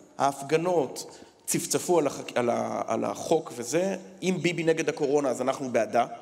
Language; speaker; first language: Hebrew; native; Hebrew